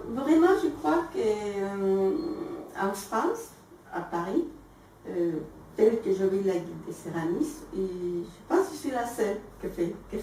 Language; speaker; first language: French; non-native, fluent; Spanish